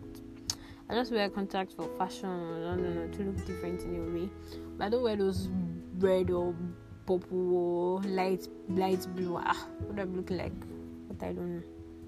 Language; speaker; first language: English; non-native, local second language; Yoruba